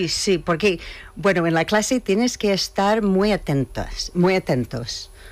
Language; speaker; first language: Spanish; non-native, fluent; English